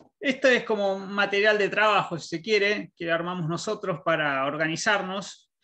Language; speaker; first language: Spanish; native; Spanish